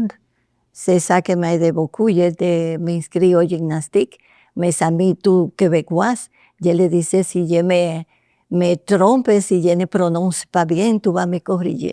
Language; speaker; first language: French; non-native, learner; Spanish